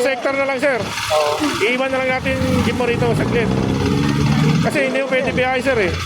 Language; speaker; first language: Filipino; native; Filipino